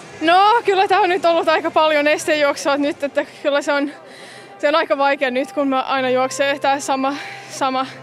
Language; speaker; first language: Finnish; non-native, fluent; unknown